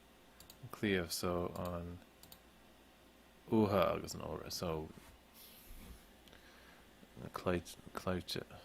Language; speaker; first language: Irish; non-native, local second language; English